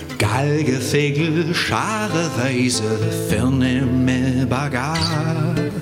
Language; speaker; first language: German; native; German